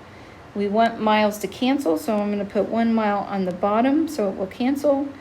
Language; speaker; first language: English; native; English